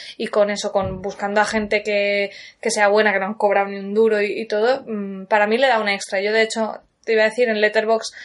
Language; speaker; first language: Spanish; native; Spanish